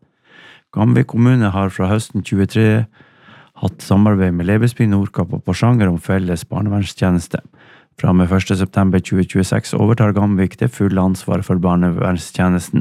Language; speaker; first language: Norwegian; native; Norwegian